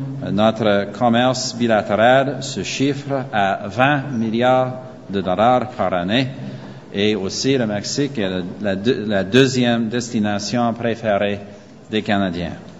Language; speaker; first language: French; non-native, fluent; English